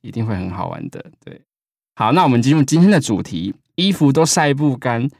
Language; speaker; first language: Chinese; native; Chinese